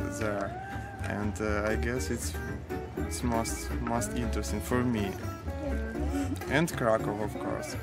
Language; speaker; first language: English; non-native, learner; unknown